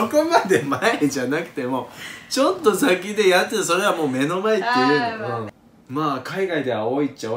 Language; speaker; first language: Japanese; native; Japanese